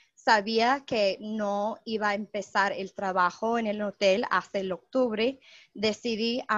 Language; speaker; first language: Spanish; non-native, fluent; English